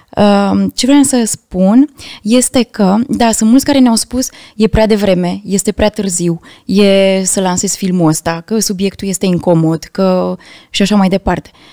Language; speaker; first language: Romanian; native; Romanian